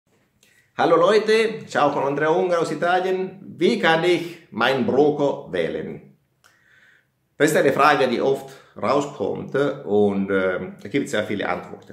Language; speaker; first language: German; non-native, fluent; Italian